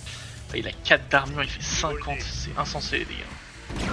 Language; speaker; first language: French; native; French